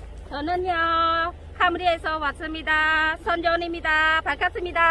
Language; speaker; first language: Korean; non-native, learner; Khmer